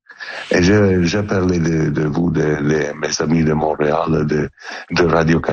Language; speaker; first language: French; non-native, learner; Italian